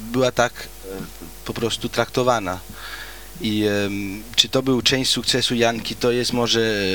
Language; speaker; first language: Polish; early bilingual, heritage; Polish